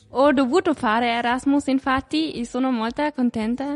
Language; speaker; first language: Italian; non-native, learner; German